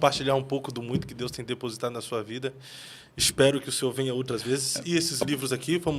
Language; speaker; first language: Portuguese; native; Portuguese